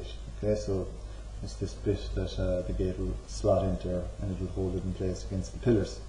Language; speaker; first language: English; native; English